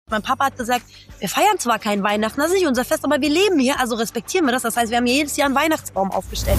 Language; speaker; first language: German; early bilingual, other home language; Persian